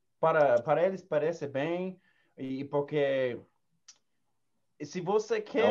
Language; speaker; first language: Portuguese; non-native, learner; English